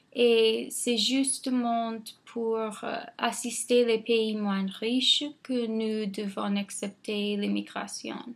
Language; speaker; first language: French; non-native, fluent; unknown